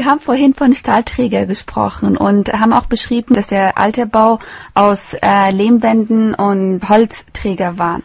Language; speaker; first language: German; native; German